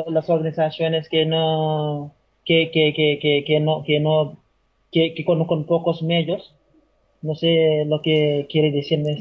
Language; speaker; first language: Spanish; non-native, learner; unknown